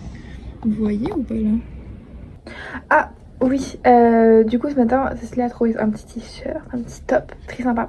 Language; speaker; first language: French; native; French